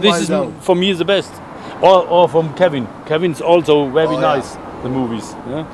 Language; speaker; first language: English; non-native, learner; German